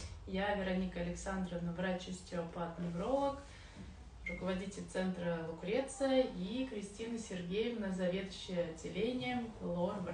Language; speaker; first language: Russian; native; Russian